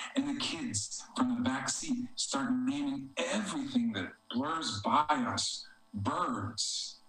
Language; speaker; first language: English; native; English